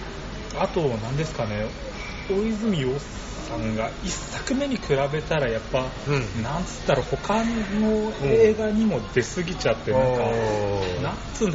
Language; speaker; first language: Japanese; native; Japanese